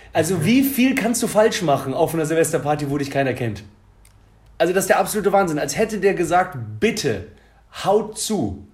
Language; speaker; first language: German; native; German